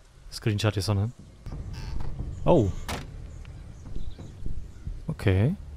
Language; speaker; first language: Korean; non-native, learner; German